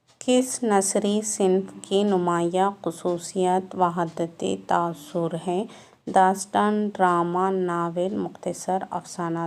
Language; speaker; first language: Urdu; native; Urdu